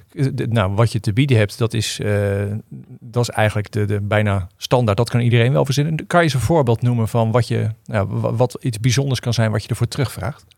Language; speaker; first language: Dutch; native; Dutch